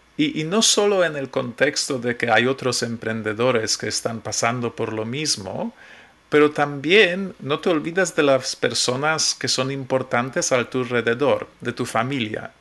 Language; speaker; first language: Spanish; non-native, fluent; Polish